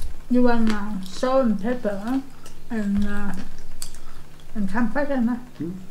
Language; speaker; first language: English; non-native, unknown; Vietnamese